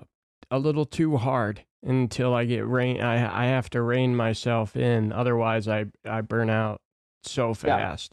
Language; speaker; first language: English; native; English